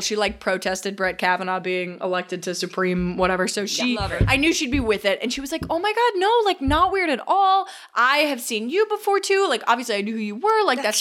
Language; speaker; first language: English; native; English